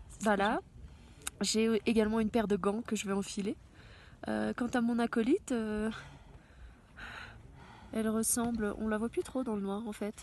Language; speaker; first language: French; native; French